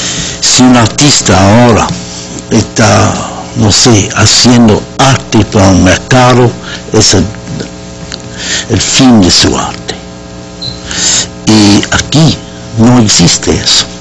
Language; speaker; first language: Spanish; non-native, fluent; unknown